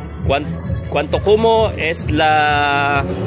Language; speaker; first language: Spanish; non-native, learner; Cebuano